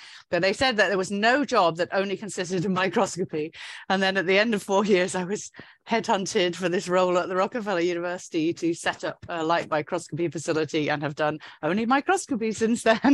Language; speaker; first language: English; native; English